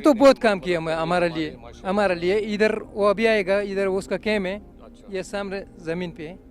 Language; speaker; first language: Hindi; non-native, local second language; Pashto